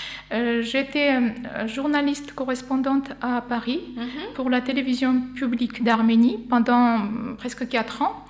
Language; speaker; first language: French; non-native, fluent; Armenian